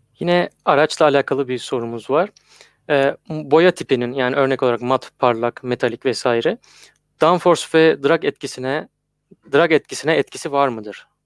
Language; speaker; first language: Turkish; native; Turkish